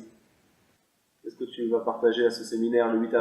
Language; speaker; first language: French; native; French